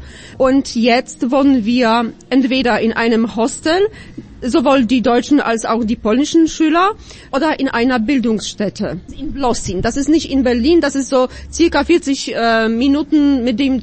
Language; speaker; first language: German; non-native, fluent; Polish